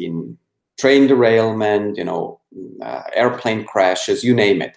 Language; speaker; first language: English; non-native, fluent; Swiss German